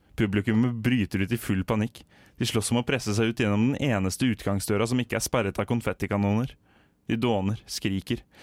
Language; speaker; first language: Norwegian; native; Norwegian